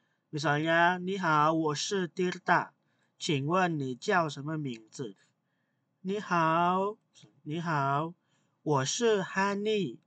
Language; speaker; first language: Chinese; non-native, fluent; Indonesian